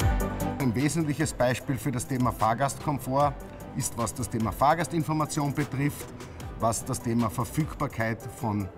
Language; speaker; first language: German; native; German